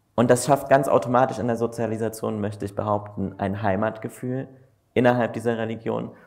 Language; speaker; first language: German; native; German